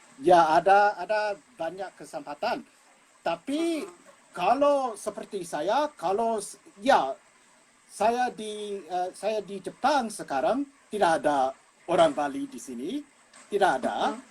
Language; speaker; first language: Indonesian; non-native, fluent; English